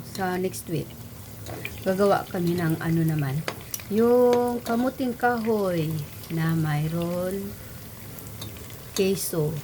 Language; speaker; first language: Filipino; non-native, local second language; Bikol